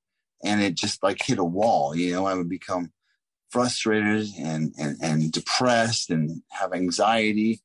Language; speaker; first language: English; native; English